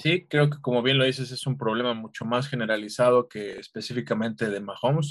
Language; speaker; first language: Spanish; native; Spanish